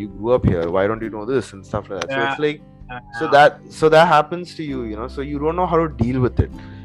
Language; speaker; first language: English; native; English